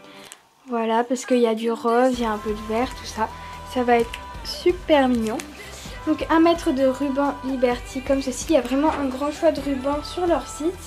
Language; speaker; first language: French; native; French